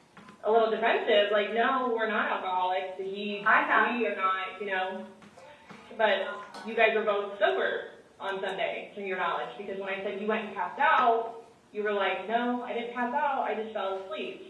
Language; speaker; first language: English; native; English